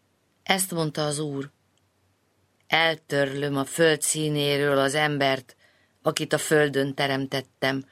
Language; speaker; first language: Hungarian; native; Hungarian